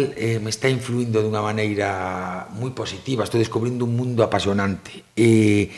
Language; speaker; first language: Galician; native; Galician